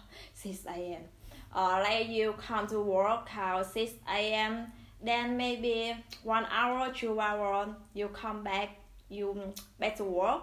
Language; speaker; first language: English; non-native, learner; Vietnamese